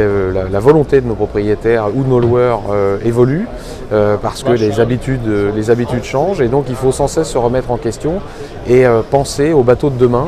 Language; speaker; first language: French; native; French